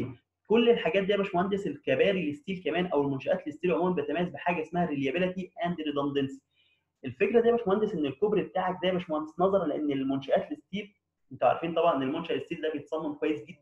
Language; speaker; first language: Arabic; native; Arabic